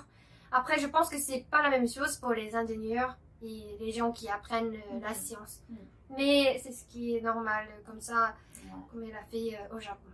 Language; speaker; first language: French; non-native, fluent; Japanese